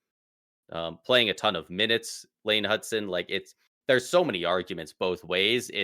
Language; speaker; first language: English; native; English